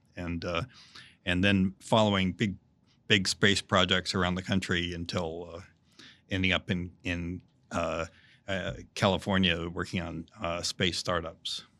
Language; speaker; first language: English; native; English